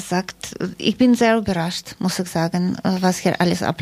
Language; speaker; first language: German; non-native, fluent; Russian